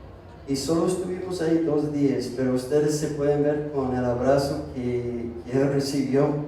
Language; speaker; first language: Spanish; non-native, fluent; English